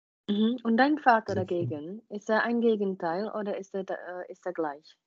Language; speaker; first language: German; non-native, fluent; Czech